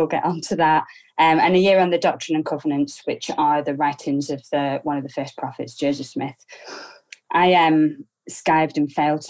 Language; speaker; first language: English; native; English